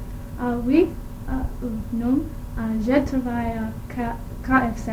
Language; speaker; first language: French; non-native, learner; English